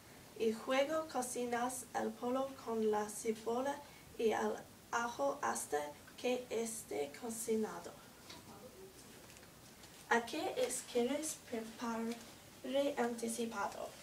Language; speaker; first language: Spanish; non-native, learner; English